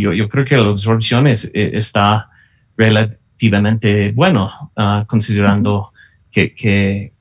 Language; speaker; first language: Spanish; non-native, fluent; English